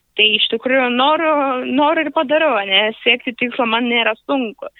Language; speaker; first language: Lithuanian; non-native, fluent; Spanish